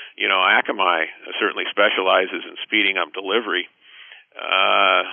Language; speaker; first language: English; native; English